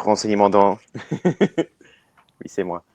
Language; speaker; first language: French; non-native, learner; English